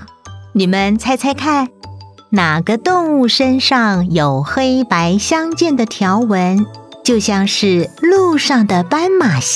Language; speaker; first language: Chinese; native; Chinese